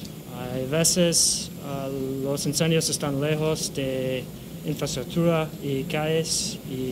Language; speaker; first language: Spanish; non-native, learner; English